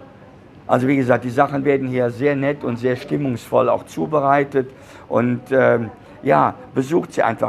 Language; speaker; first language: German; native; German